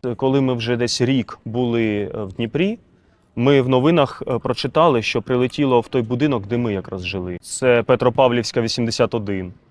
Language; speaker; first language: Ukrainian; non-native, local second language; Russian